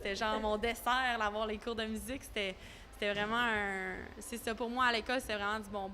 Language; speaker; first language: French; native; French